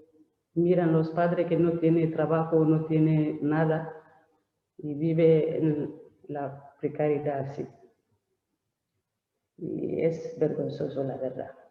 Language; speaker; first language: Spanish; non-native, learner; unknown